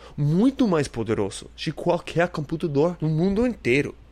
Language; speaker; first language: Portuguese; non-native, learner; English